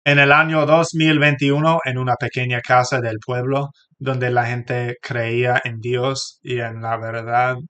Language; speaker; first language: Spanish; non-native, learner; English